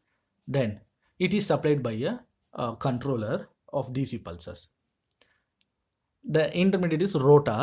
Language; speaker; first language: English; non-native, local second language; Tamil